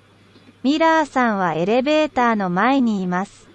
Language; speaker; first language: Japanese; non-native, learner; Vietnamese